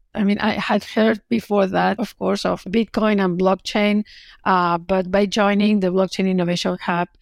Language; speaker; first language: English; non-native, fluent; Catalan